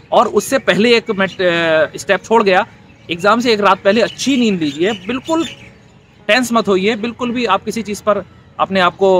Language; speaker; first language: Hindi; native; Hindi